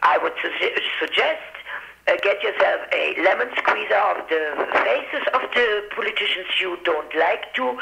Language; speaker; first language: English; non-native, fluent; German